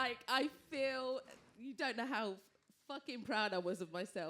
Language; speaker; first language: English; native; English